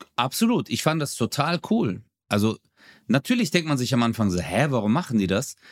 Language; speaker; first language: German; early bilingual, other home language; Turkish